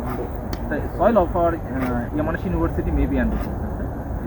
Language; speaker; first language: English; non-native, fluent; Japanese